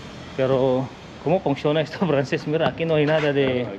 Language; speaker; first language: Spanish; non-native, learner; Filipino